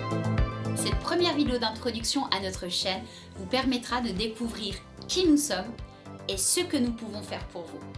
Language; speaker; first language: French; native; French